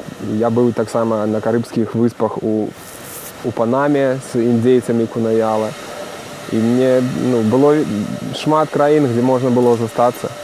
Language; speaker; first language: Belarusian; non-native, local second language; Russian